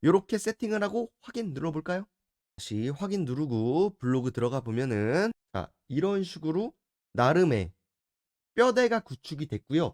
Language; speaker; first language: Korean; native; Korean